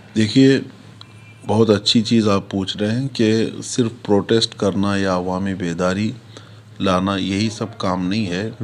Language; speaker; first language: Urdu; native; Urdu